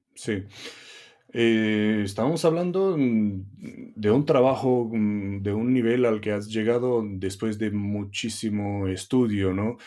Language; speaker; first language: Spanish; non-native, fluent; Romanian